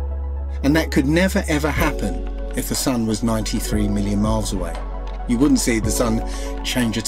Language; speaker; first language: English; native; English